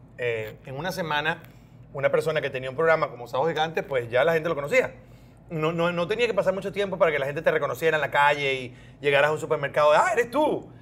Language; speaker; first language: Spanish; native; Spanish